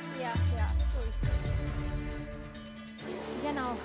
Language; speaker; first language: German; non-native, fluent; Romanian